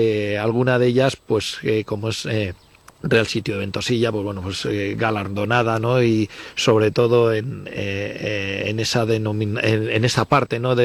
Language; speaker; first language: Spanish; native; Spanish